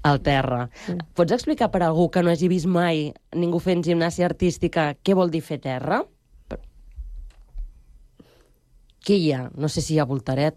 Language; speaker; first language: Catalan; native; Catalan